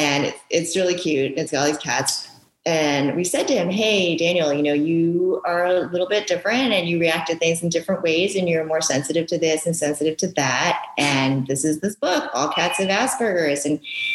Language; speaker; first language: English; early bilingual, other home language; Japanese